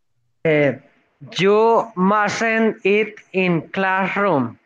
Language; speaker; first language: English; non-native, learner; Spanish